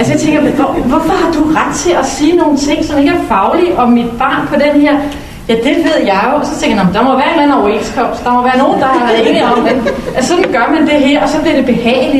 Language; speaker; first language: Danish; native; Danish